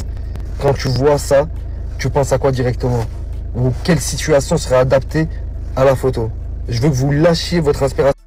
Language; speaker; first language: French; native; French